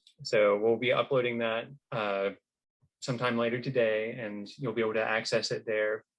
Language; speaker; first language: English; native; English